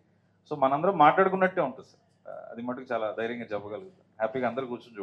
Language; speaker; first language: Telugu; native; Telugu